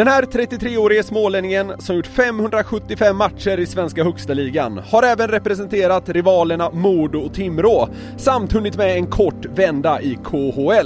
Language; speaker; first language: Swedish; native; Swedish